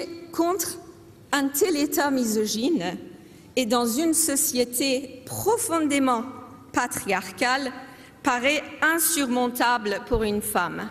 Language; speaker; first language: French; non-native, fluent; Persian